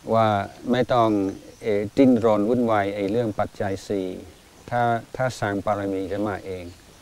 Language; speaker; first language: Thai; non-native, fluent; English